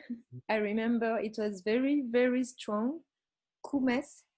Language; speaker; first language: English; non-native, learner; French